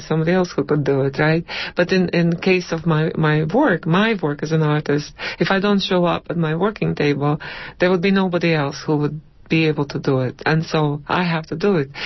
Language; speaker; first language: English; non-native, fluent; Latvian